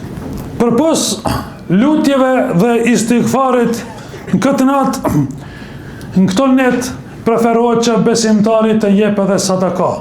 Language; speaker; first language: Albanian; native; Albanian